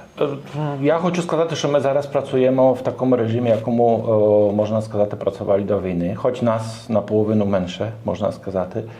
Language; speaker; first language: Ukrainian; non-native, learner; Polish